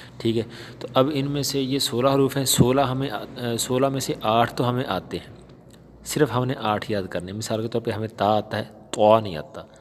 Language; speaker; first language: Urdu; non-native, local second language; Punjabi